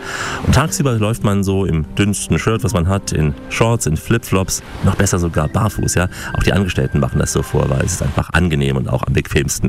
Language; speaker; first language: German; native; German